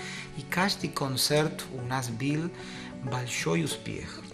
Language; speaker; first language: Russian; non-native, learner; Spanish